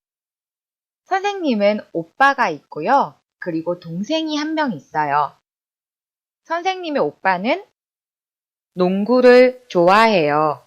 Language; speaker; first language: Korean; native; Korean